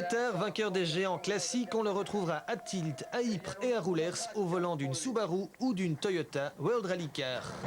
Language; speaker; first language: French; native; French